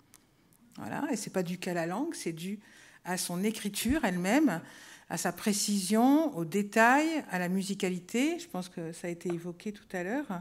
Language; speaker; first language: French; native; French